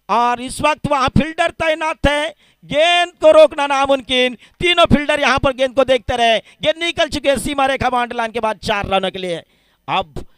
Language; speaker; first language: Hindi; non-native, local second language; Marathi